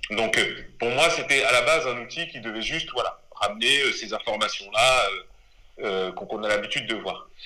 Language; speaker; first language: French; native; French